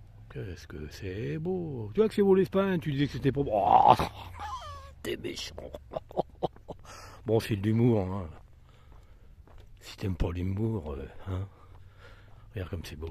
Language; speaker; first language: French; native; French